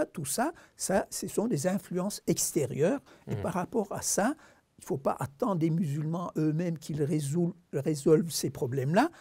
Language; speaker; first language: French; non-native, fluent; Turkish